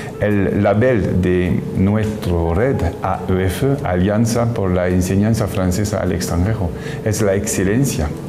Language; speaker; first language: Spanish; non-native, fluent; French